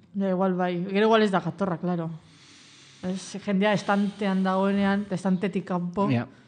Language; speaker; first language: Basque; native; Basque